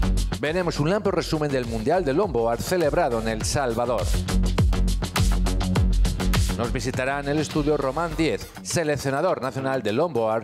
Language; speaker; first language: Spanish; native; Spanish